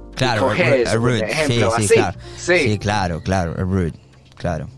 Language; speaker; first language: Spanish; native; Spanish